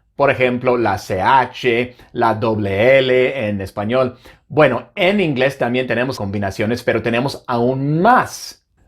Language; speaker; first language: Spanish; non-native, fluent; English